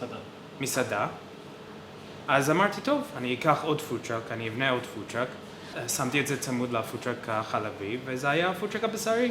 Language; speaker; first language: Hebrew; non-native, fluent; English